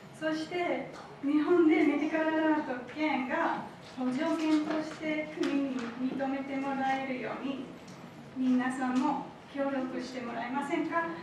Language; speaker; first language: Japanese; non-native, fluent; English